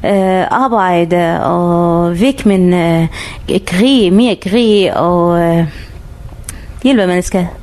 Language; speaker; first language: Danish; non-native, learner; Arabic